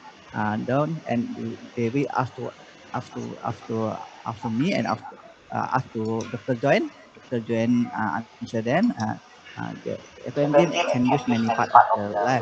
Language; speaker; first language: English; non-native, learner; Indonesian